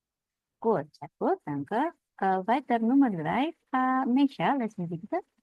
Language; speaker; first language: German; non-native, fluent; Indonesian